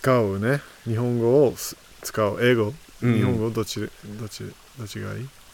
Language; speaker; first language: Japanese; non-native, fluent; English